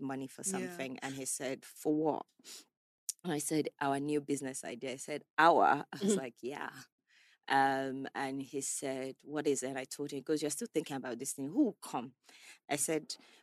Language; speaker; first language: English; native; English